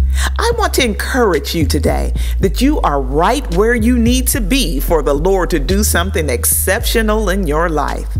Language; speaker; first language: English; native; English